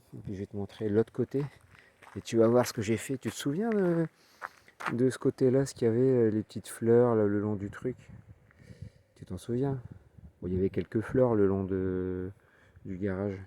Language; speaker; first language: French; native; French